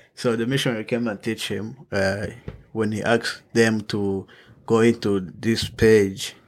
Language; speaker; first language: English; non-native, local second language; Kinyarwanda